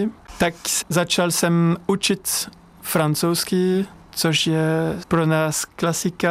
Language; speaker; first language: Czech; non-native, fluent; French